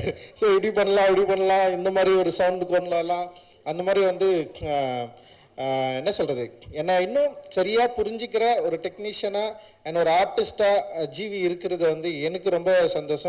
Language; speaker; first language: Tamil; native; Tamil